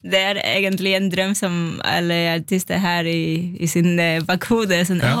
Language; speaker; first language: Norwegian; non-native, fluent; Spanish